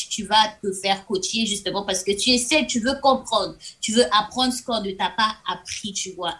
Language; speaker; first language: French; non-native, local second language; Lingala